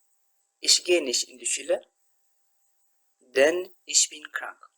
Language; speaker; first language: German; non-native, fluent; Tigrinya